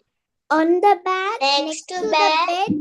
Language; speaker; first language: English; non-native, learner; Tamil